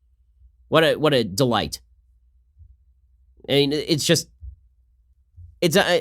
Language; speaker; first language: English; native; English